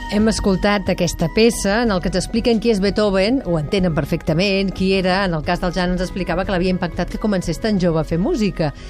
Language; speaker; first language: Catalan; native; Catalan